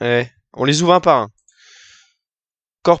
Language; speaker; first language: French; native; French